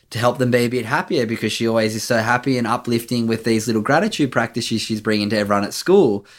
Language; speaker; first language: English; native; English